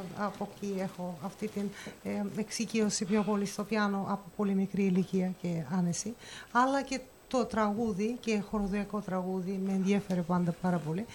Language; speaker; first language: Greek; non-native, fluent; Russian